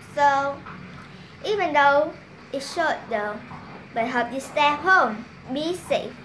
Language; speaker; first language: English; non-native, learner; Vietnamese